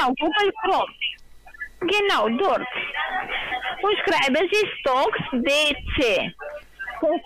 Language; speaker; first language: German; non-native, learner; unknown